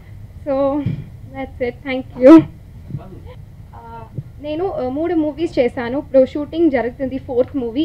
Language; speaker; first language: Telugu; early bilingual, heritage; Tamil